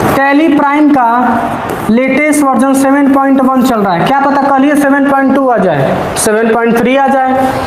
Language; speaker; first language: Hindi; native; Hindi